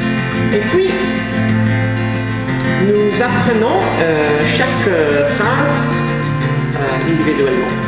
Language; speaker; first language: French; non-native, learner; English